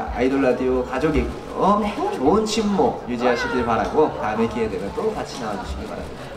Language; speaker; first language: Korean; native; Korean